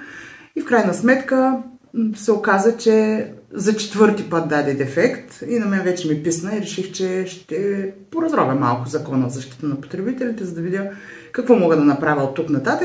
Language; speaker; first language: Bulgarian; native; Bulgarian